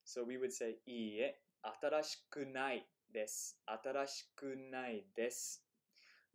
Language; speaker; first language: Japanese; non-native, fluent; English